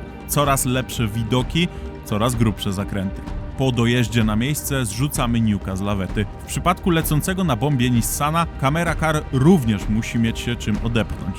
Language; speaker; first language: Polish; native; Polish